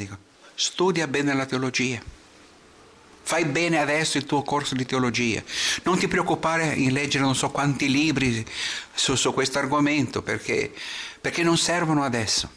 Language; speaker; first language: Italian; non-native, fluent; Portuguese